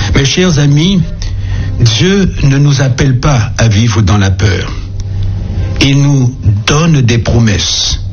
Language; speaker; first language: French; native; French